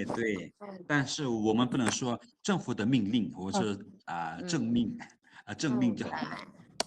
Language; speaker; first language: Chinese; non-native, fluent; Lao